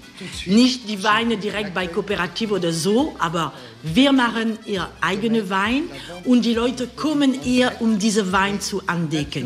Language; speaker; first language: German; non-native, learner; French